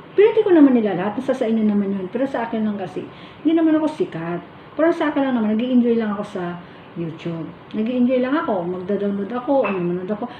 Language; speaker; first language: Filipino; non-native, local second language; Cebuano